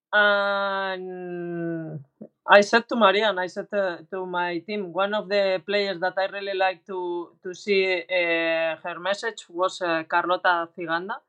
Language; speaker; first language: English; non-native, learner; Spanish